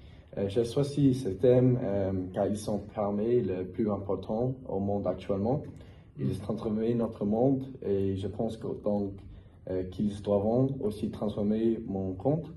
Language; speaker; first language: French; non-native, learner; English